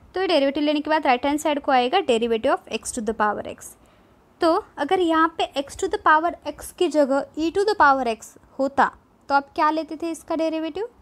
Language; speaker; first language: Hindi; non-native, local second language; Marathi